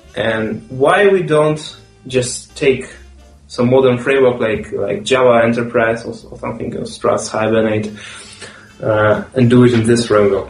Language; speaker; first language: English; non-native, fluent; Russian